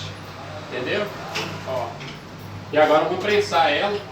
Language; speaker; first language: Portuguese; native; Portuguese